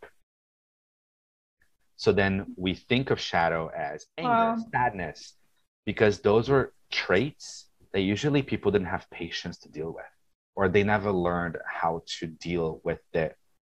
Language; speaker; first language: English; non-native, fluent; Portuguese